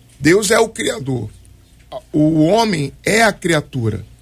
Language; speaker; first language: Portuguese; native; Portuguese